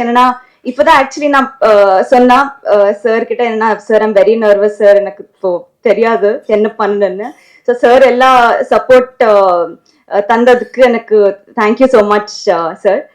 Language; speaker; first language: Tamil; non-native, learner; Telugu